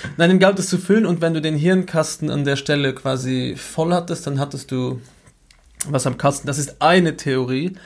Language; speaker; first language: German; native; German